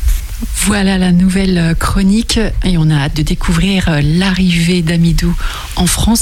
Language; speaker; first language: French; native; French